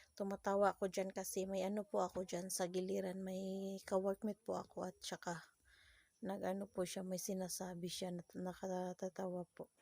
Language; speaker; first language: Filipino; non-native, local second language; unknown